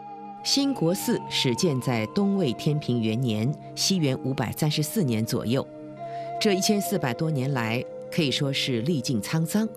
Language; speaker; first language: Chinese; native; Chinese